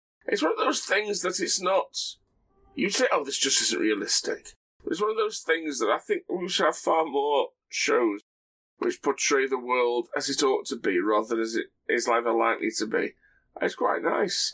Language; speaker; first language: English; native; English